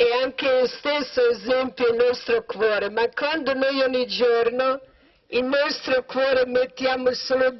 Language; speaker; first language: Italian; non-native, learner; Croatian